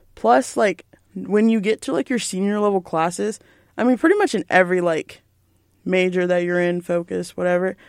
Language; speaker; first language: English; native; English